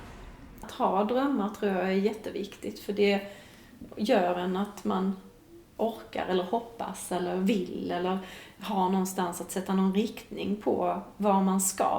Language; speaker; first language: Swedish; native; Swedish